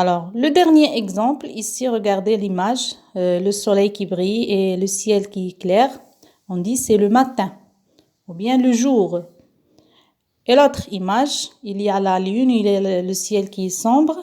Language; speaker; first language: French; non-native, local second language; Arabic